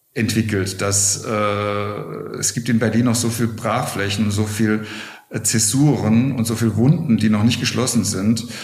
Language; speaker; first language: German; native; German